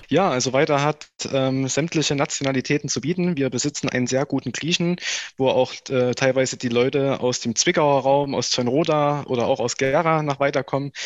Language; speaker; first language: German; native; German